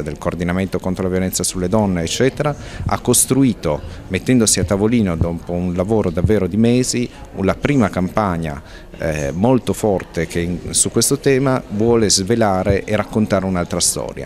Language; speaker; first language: Italian; native; Italian